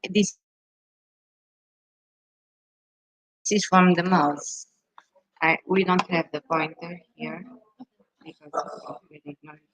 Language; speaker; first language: English; non-native, fluent; Portuguese